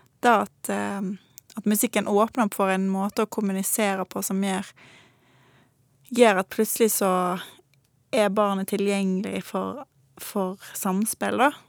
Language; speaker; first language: Norwegian; native; Norwegian